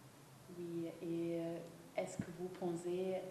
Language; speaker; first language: French; non-native, fluent; German